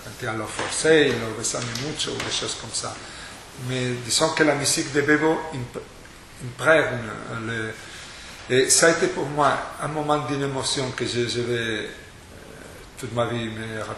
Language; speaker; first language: French; non-native, fluent; Spanish